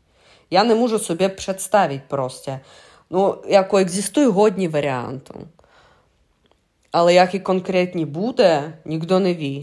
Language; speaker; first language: Czech; non-native, fluent; Russian